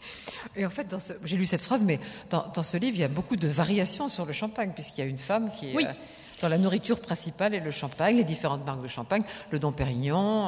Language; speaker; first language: French; native; French